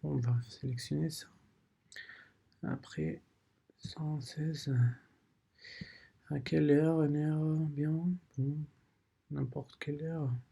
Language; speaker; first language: French; non-native, learner; Spanish